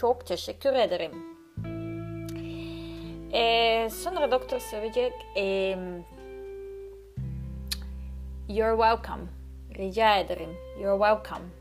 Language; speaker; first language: Turkish; non-native, learner; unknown